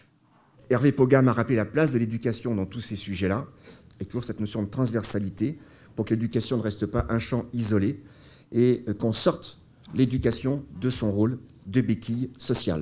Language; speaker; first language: French; native; French